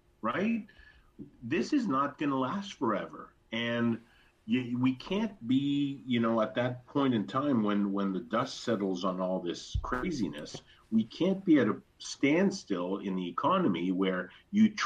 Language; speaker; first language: English; native; English